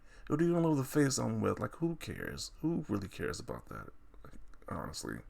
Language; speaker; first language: English; native; English